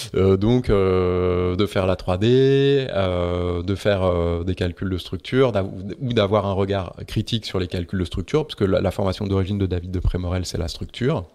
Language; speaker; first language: French; native; French